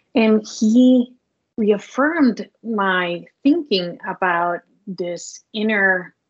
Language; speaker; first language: English; non-native, fluent; Spanish